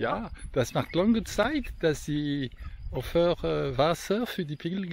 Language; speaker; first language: German; non-native, learner; French